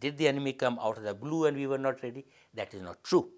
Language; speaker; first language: English; non-native, local second language; Urdu